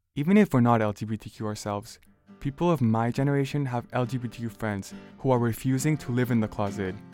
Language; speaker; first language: English; early bilingual, other home language; Spanish